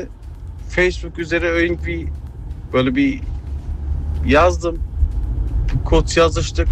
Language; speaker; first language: Turkish; early bilingual, other home language; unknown